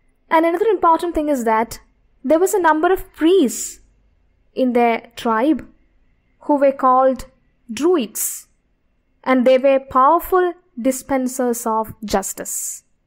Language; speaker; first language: English; non-native, local second language; Malayalam